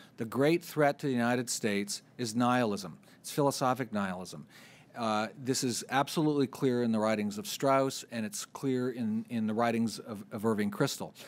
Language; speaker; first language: English; native; English